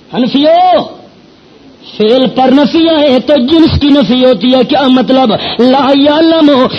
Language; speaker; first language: Urdu; non-native, local second language; Pashto